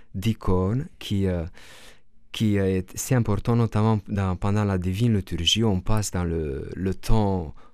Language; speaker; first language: French; non-native, fluent; Romanian